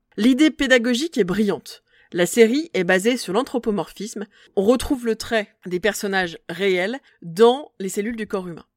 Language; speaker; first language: French; native; French